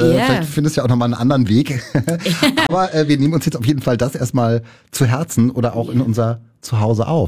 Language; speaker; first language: German; native; German